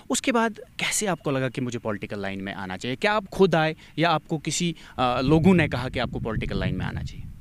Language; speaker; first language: Hindi; non-native, local second language; Kashmiri